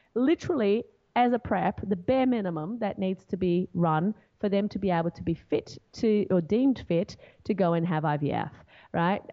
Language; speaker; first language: English; non-native, fluent; Portuguese